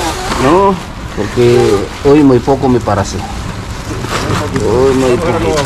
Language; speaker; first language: Spanish; non-native, learner; Filipino